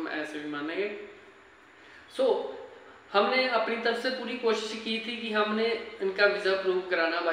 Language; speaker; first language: Hindi; non-native, local second language; Punjabi